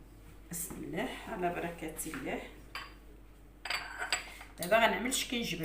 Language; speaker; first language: Arabic; native; Arabic